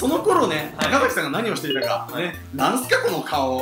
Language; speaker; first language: Japanese; native; Japanese